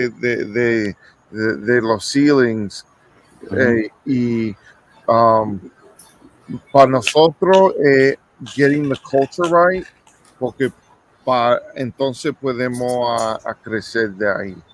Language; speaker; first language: Spanish; early bilingual, heritage; English